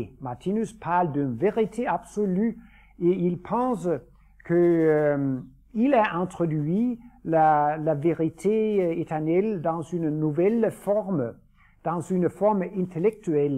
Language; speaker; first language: French; non-native, fluent; Danish